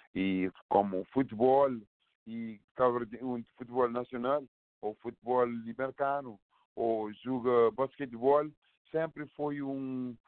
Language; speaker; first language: Portuguese; non-native, local second language; Kabuverdianu